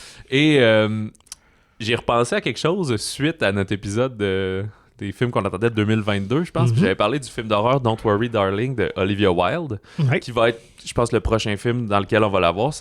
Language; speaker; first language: French; native; French